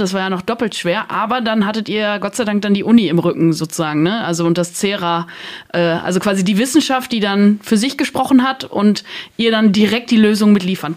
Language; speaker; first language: German; native; German